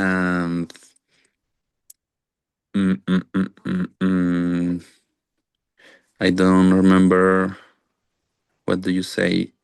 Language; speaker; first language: English; non-native, learner; Spanish